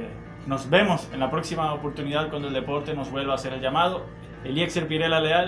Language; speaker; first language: Spanish; native; Spanish